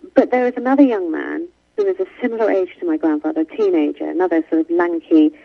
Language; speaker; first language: English; native; English